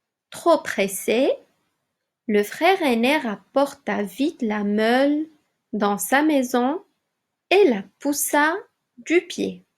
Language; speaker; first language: French; non-native, local second language; Arabic